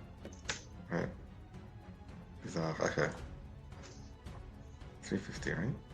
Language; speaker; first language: French; non-native, learner; English